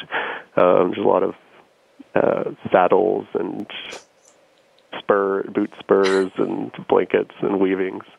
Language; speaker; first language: English; native; English